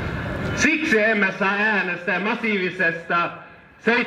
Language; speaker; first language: Finnish; non-native, fluent; Swedish